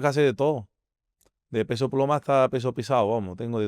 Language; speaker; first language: Spanish; non-native, fluent; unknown